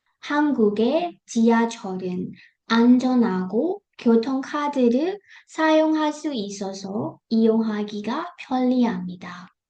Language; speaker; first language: Korean; non-native, fluent; Burmese